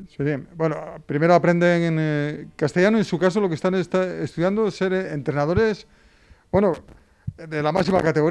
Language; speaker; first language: Spanish; native; Spanish